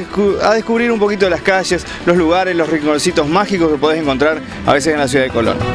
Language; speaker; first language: Spanish; native; Spanish